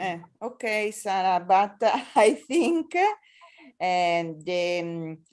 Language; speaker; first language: English; non-native, learner; Italian